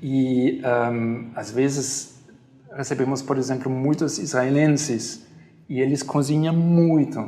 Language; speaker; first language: Portuguese; non-native, fluent; German